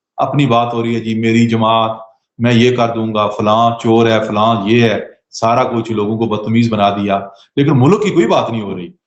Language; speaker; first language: Urdu; non-native, local second language; Pahari-Potwari